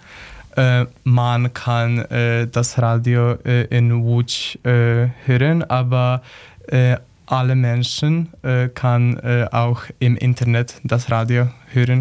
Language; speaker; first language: German; non-native, learner; Polish